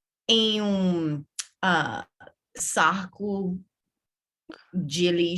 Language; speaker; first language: Portuguese; non-native, learner; English